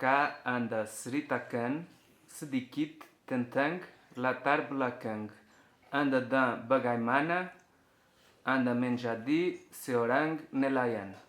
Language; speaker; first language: Indonesian; non-native, learner; Portuguese